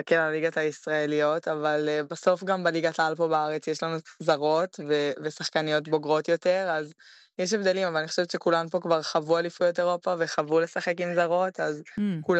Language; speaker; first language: Hebrew; native; Hebrew